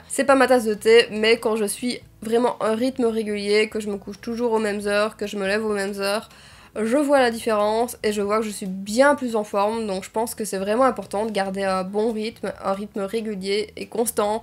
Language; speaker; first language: French; native; French